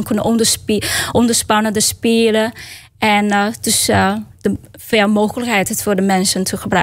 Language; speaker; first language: Dutch; non-native, fluent; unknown